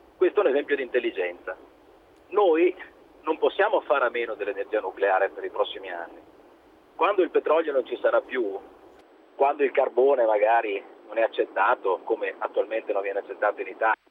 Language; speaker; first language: Italian; native; Italian